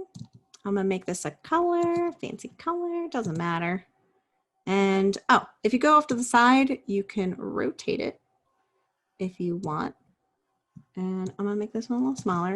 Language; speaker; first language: English; native; English